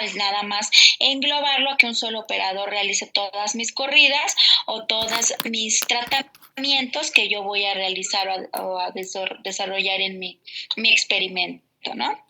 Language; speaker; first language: Spanish; native; Spanish